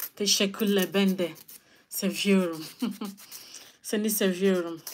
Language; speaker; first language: Turkish; non-native, learner; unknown